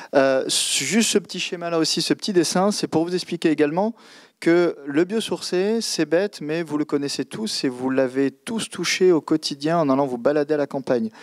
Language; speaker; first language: French; native; French